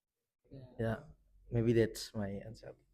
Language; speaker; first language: English; non-native, learner; Indonesian